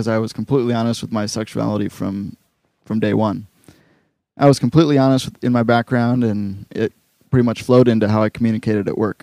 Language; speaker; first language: English; native; English